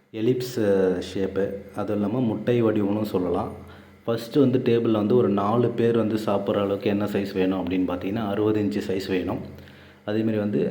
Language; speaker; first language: Tamil; native; Tamil